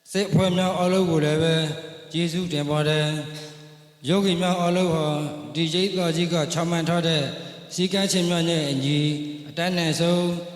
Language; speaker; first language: Burmese; native; Burmese